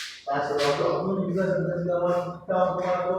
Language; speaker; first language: Hindi; non-native, learner; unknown